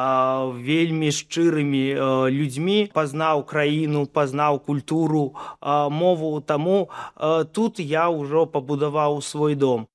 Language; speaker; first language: Belarusian; non-native, local second language; Russian